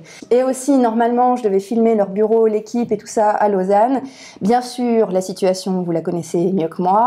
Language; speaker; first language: French; native; French